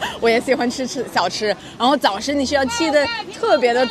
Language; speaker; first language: Chinese; non-native, fluent; English